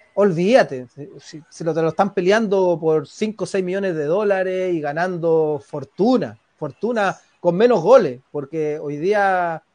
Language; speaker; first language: Spanish; native; Spanish